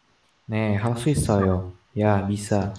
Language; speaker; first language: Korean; non-native, learner; Indonesian